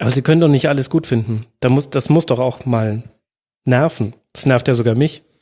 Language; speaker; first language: German; native; German